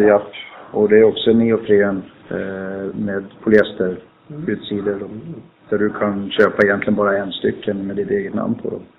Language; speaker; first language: Swedish; native; Swedish